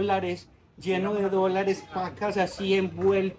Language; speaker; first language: Spanish; native; Spanish